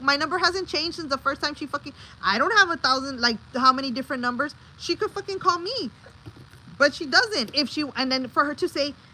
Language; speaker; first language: English; early bilingual, other home language; Spanish